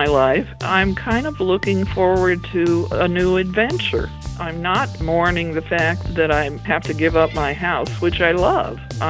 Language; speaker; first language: English; native; English